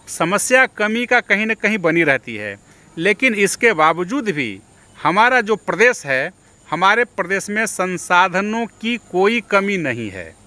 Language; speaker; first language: Hindi; native; Hindi